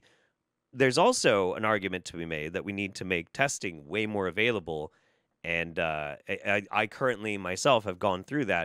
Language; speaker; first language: English; native; English